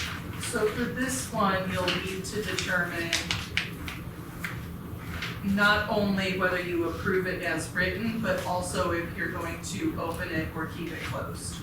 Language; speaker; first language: English; native; English